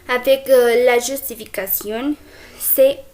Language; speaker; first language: French; non-native, fluent; Spanish